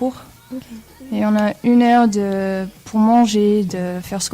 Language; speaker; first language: French; non-native, fluent; English